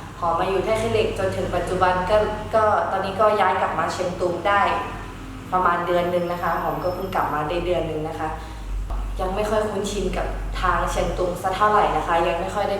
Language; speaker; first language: Thai; early bilingual, other home language; Shan